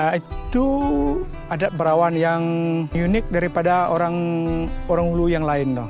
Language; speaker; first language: Malay; non-native, local second language; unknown